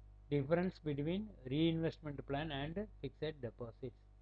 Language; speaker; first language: English; non-native, local second language; Tamil